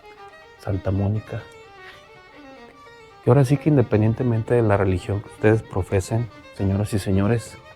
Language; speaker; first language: Spanish; native; Spanish